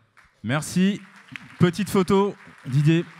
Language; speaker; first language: French; native; French